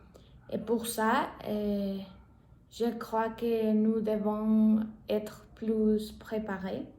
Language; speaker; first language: French; non-native, learner; Spanish